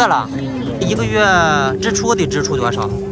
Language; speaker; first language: Chinese; native; Chinese